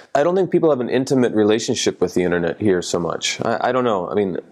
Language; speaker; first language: English; native; English